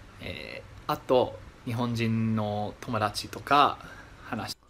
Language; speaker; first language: Japanese; non-native, learner; English